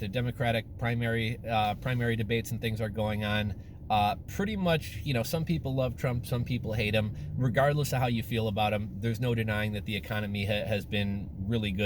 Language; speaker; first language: English; native; English